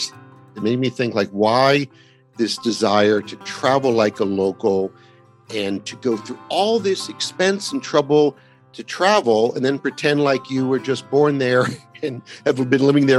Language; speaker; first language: English; native; English